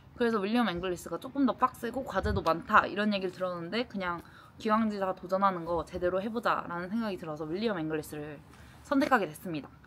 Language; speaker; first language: Korean; native; Korean